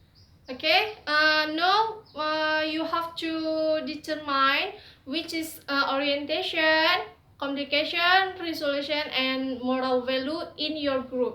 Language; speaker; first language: English; non-native, learner; Indonesian